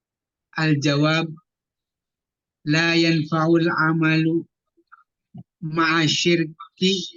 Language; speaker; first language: Arabic; non-native, learner; Indonesian